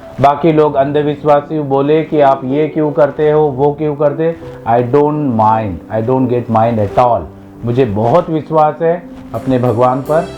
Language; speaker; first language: Hindi; non-native, local second language; Malayalam